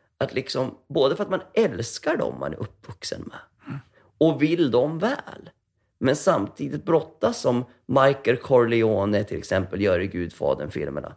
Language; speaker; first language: Swedish; native; Swedish